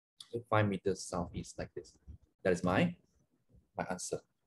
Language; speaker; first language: English; non-native, local second language; Chinese